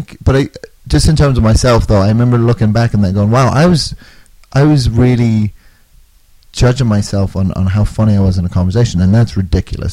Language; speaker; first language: English; native; English